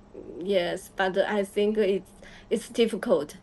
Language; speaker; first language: English; non-native, learner; Chinese